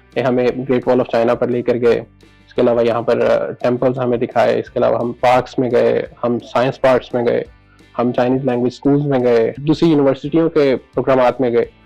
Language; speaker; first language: Urdu; non-native, local second language; Punjabi